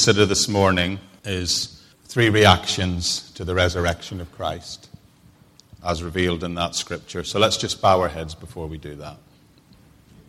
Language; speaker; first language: English; native; English